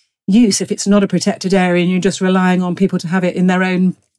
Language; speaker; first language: English; native; English